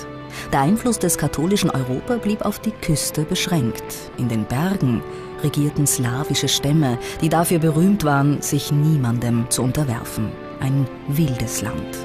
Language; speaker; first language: German; native; German